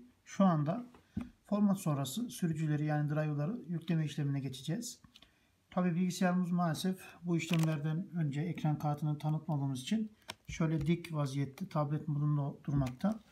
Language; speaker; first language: Turkish; native; Turkish